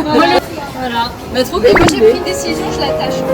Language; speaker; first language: French; native; French